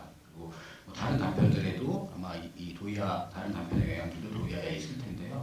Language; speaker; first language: Korean; native; Korean